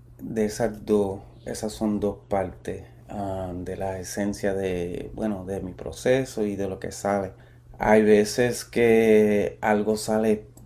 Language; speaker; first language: Spanish; early bilingual, heritage; Spanish